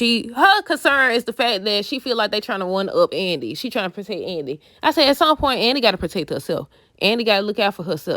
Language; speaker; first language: English; native; English